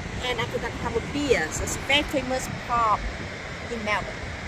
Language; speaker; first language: English; non-native, learner; Vietnamese